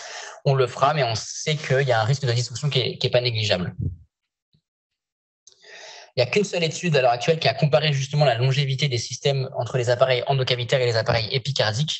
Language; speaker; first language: French; native; French